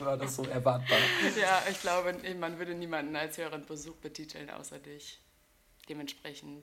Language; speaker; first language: German; native; German